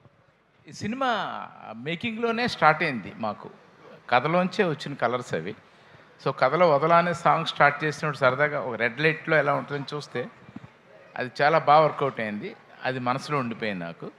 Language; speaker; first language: Telugu; native; Telugu